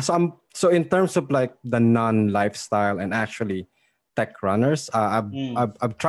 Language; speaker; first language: English; non-native, local second language; Filipino